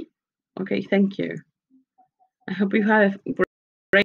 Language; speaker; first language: English; non-native, fluent; Spanish